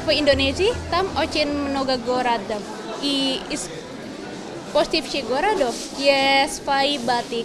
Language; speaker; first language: Russian; non-native, learner; Indonesian